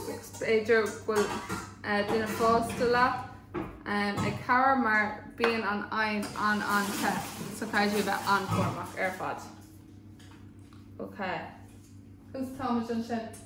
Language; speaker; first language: Irish; non-native, local second language; English